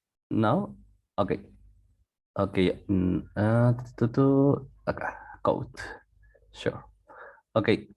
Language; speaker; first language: English; non-native, learner; Spanish